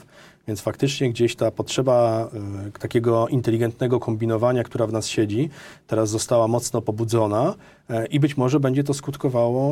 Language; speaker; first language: Polish; native; Polish